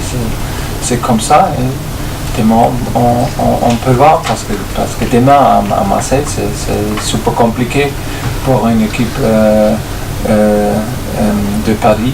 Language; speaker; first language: French; non-native, fluent; German